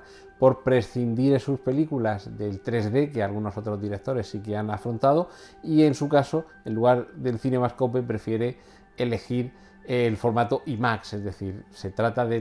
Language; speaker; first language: Spanish; native; Spanish